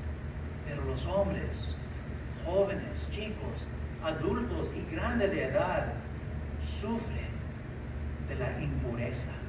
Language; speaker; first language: Spanish; early bilingual, heritage; English